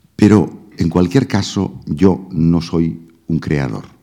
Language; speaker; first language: Spanish; native; Spanish